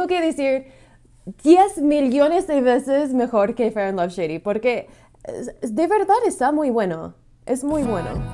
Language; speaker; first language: Spanish; non-native, fluent; English